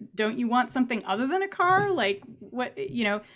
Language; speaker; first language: English; native; English